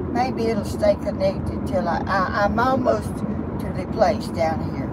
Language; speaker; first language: English; native; English